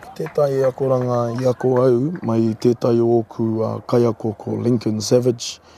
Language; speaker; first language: Māori; native; Māori